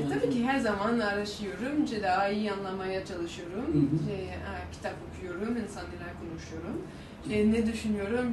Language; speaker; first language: Turkish; non-native, learner; English